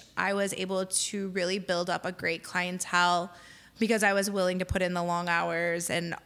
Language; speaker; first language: English; native; English